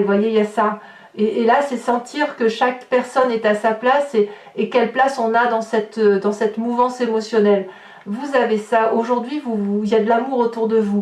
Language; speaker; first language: French; native; French